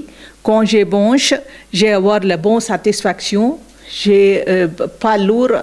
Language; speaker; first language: French; non-native, learner; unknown